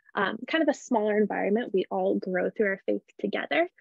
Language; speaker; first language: English; native; English